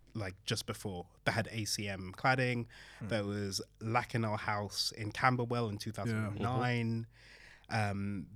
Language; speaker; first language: English; early bilingual, other home language; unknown